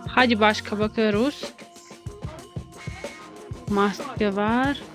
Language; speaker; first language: Turkish; non-native, learner; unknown